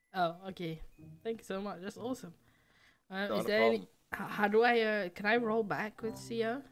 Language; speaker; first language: English; native; English